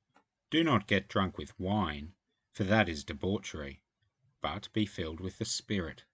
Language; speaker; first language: English; native; English